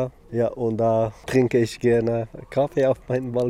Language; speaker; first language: German; non-native, learner; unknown